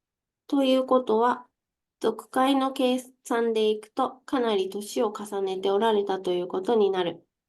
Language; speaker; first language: Japanese; native; Japanese